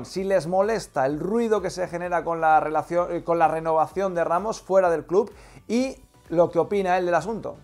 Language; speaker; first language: Spanish; native; Spanish